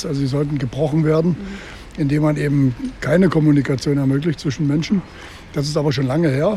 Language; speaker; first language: German; native; German